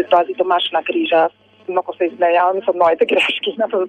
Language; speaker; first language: Bulgarian; non-native, learner; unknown